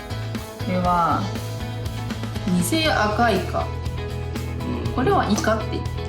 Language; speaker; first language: Japanese; native; Japanese